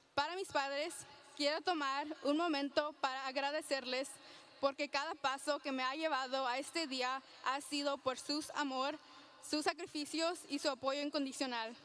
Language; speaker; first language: Spanish; early bilingual, heritage; Spanish